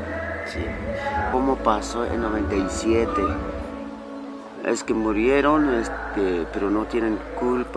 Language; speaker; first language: Spanish; non-native, local second language; Tzotzil